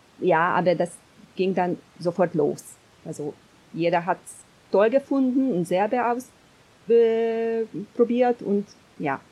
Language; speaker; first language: German; non-native, fluent; Hungarian